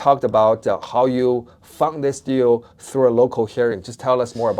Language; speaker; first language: English; non-native, fluent; Chinese